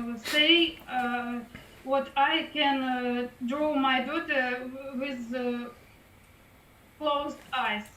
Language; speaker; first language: English; non-native, learner; Russian